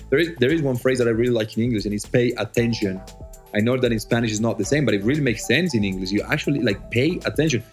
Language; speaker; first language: English; non-native, fluent; Spanish